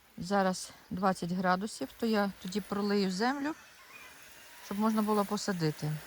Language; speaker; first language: Ukrainian; non-native, local second language; Russian